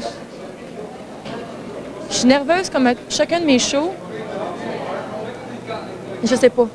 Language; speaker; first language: French; native; French